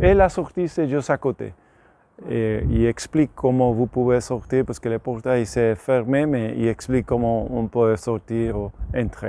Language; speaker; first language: French; non-native, learner; Spanish